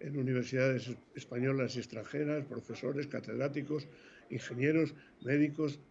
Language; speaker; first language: Spanish; native; Spanish